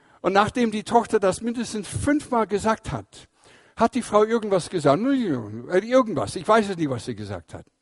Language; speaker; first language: German; non-native, fluent; English